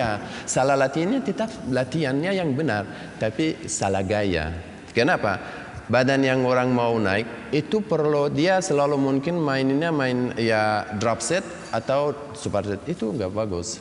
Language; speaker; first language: Indonesian; non-native, learner; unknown